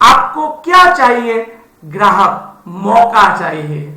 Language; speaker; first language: Hindi; non-native, local second language; Gujarati